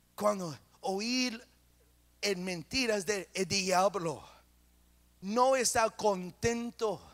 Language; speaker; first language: Spanish; non-native, learner; English